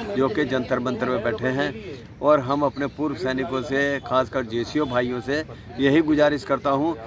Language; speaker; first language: Hindi; native; Hindi